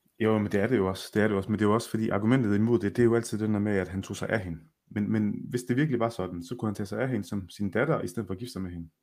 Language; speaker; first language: Danish; native; Danish